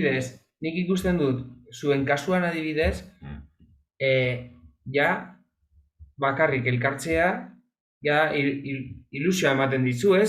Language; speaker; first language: Basque; non-native, local second language; Spanish